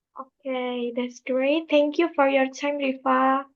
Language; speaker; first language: English; non-native, learner; Indonesian